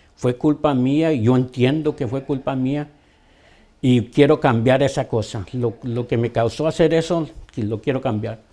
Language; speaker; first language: Spanish; early bilingual, other home language; English